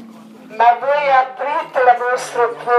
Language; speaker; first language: Italian; non-native, learner; Croatian